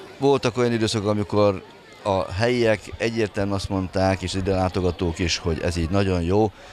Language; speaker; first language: Hungarian; native; Hungarian